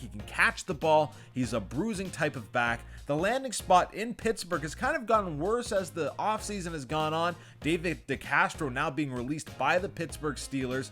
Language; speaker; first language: English; native; English